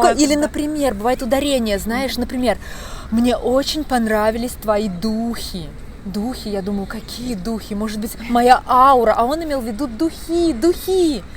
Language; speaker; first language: Russian; native; Russian